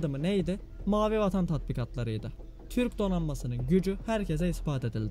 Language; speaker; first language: Turkish; native; Turkish